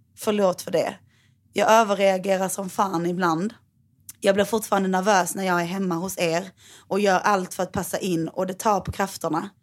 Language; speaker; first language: Swedish; native; Swedish